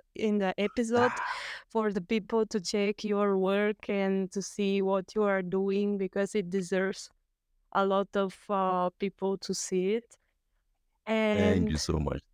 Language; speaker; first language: English; non-native, fluent; Spanish